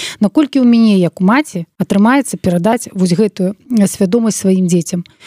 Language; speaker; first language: Belarusian; non-native, local second language; Russian